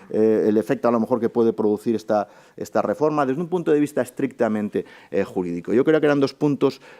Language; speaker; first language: Spanish; native; Spanish